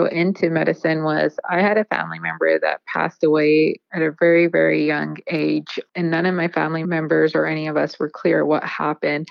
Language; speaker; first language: English; native; English